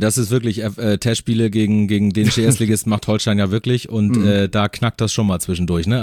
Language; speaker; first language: German; native; German